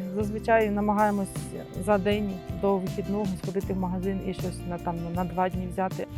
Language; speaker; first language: Ukrainian; native; Ukrainian